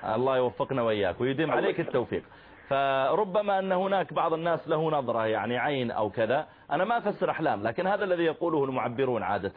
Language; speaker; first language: Arabic; native; Arabic